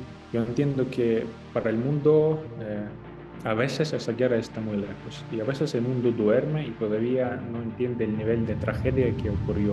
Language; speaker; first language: Spanish; non-native, fluent; Ukrainian